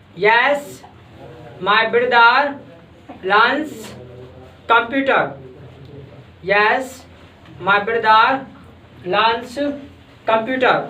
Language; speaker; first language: English; non-native, fluent; Hindi